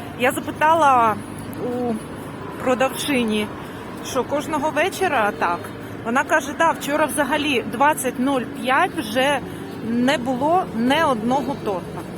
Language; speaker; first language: Ukrainian; native; Ukrainian